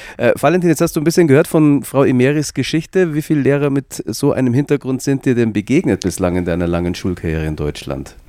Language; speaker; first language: German; native; German